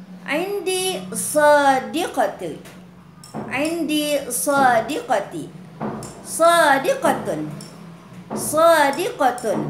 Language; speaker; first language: Arabic; non-native, fluent; Indonesian